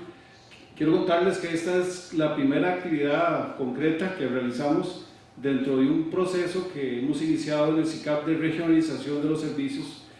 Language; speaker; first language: Spanish; native; Spanish